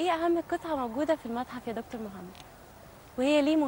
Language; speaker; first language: Arabic; native; Arabic